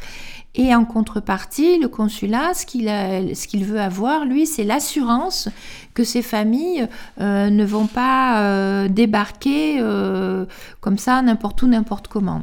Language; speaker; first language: French; native; French